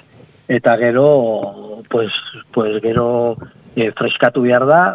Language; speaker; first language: Basque; non-native, local second language; Spanish